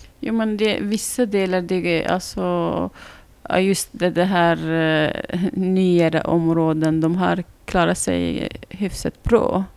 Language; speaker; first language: Swedish; non-native, fluent; Arabic